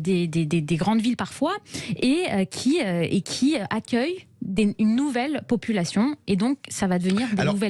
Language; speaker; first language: French; native; French